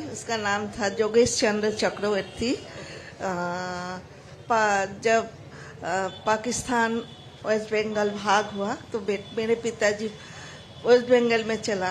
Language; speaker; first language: Hindi; non-native, local second language; Bangla